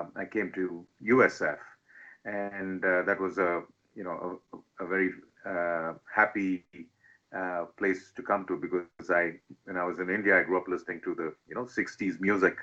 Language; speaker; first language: English; non-native, local second language; Telugu